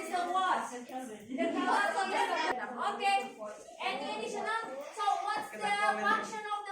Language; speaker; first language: English; non-native, learner; Indonesian